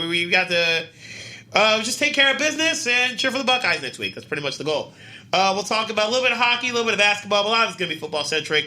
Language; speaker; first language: English; native; English